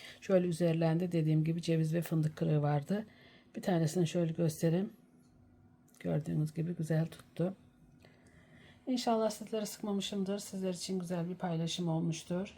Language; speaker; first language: Turkish; native; Turkish